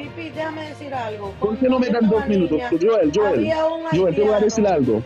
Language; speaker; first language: Spanish; native; Spanish